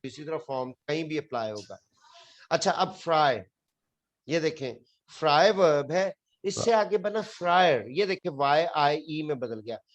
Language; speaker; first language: Urdu; non-native, local second language; Punjabi